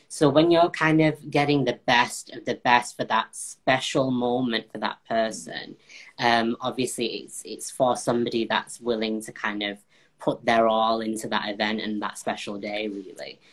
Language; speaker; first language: English; native; English